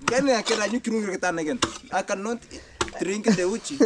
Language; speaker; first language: English; non-native, learner; Swahili